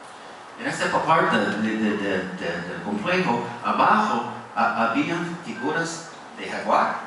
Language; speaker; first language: Spanish; non-native, fluent; English